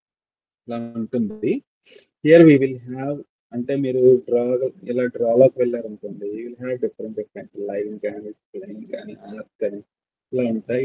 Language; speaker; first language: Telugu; native; Telugu